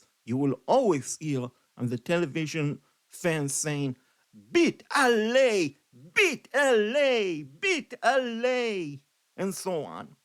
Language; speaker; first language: English; non-native, fluent; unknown